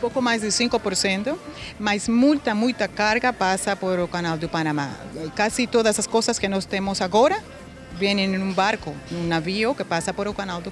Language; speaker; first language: Portuguese; non-native, learner; Spanish